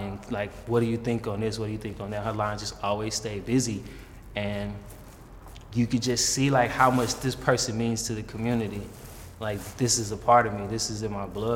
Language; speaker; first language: English; native; English